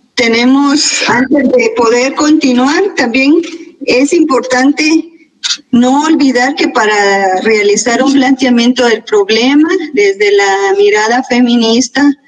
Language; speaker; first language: Spanish; native; Spanish